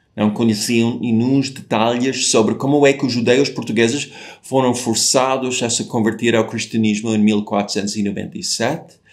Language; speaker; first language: Portuguese; non-native, fluent; English